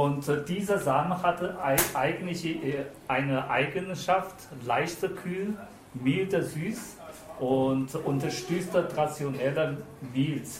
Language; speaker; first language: German; non-native, fluent; Chinese